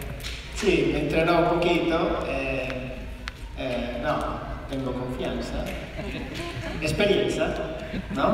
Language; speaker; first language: Spanish; non-native, learner; Italian